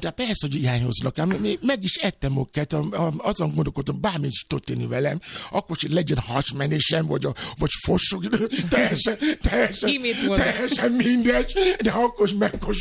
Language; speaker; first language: Hungarian; non-native, fluent; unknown